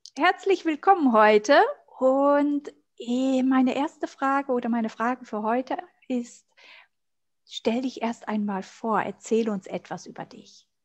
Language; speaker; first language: German; native; German